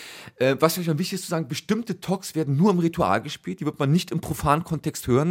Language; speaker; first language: German; native; German